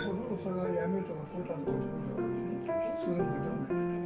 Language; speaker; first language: Japanese; native; Japanese